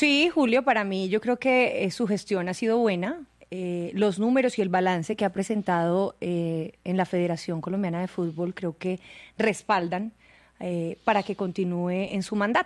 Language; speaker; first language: Spanish; native; Spanish